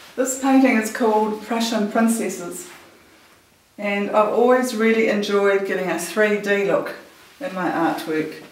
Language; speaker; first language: English; native; English